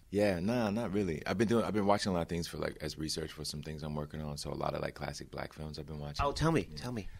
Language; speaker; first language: English; native; English